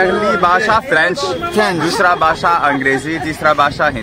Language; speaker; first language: Hindi; non-native, fluent; French